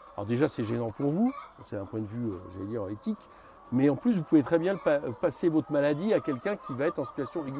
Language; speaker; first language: French; native; French